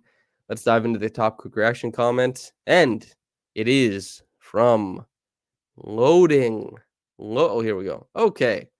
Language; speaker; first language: English; native; English